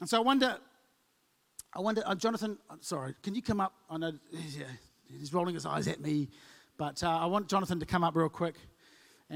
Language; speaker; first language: English; native; English